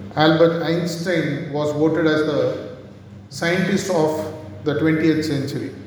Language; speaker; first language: English; non-native, local second language; Tamil